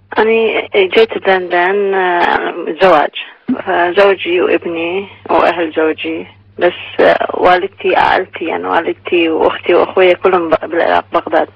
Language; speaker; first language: Arabic; non-native, local second language; Armenian